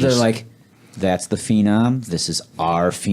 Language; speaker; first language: English; native; English